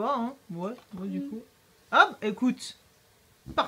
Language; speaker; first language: French; native; French